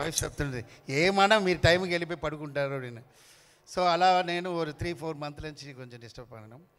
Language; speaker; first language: Telugu; non-native, fluent; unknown